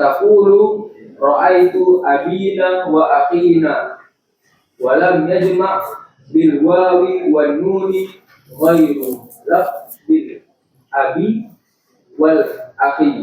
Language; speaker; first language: Arabic; non-native, learner; Indonesian